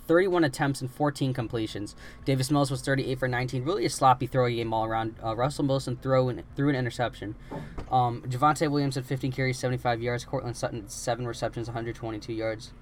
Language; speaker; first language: English; native; English